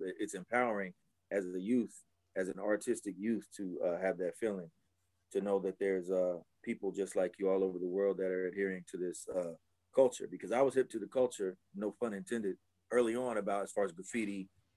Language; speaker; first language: English; native; English